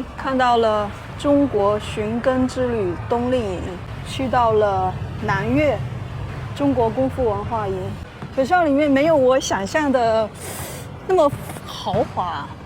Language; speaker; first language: Chinese; native; Chinese